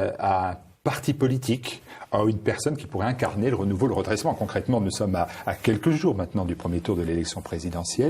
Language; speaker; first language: French; native; French